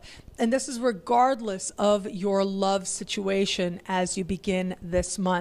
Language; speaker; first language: English; native; English